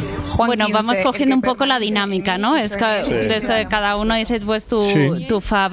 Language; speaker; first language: Spanish; native; Spanish